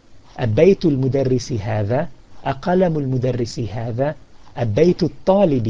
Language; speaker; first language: Arabic; non-native, fluent; English